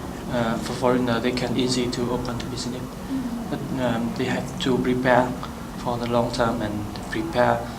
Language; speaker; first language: English; non-native, learner; Vietnamese